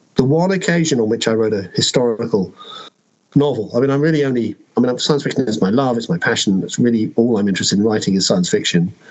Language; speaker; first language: English; native; English